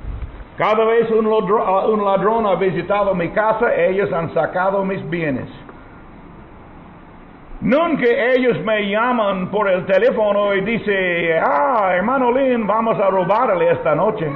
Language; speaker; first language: Spanish; non-native, learner; English